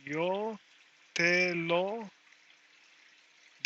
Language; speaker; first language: Spanish; non-native, fluent; English